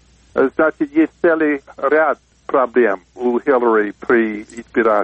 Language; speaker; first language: Russian; non-native, fluent; English